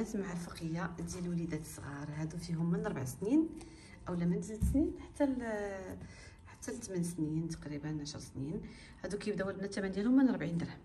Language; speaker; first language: Arabic; native; Arabic